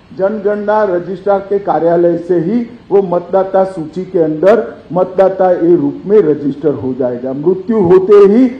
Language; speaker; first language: Hindi; non-native, local second language; Gujarati